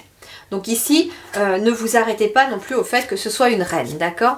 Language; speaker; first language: French; native; French